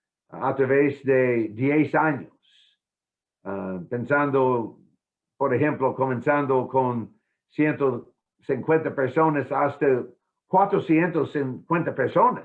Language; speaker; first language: Spanish; non-native, fluent; English